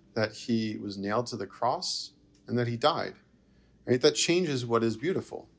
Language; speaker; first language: English; native; English